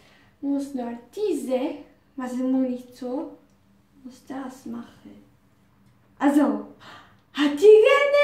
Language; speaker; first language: German; non-native, learner; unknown